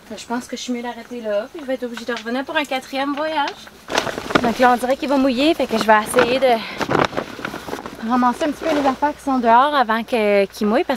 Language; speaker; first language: French; native; French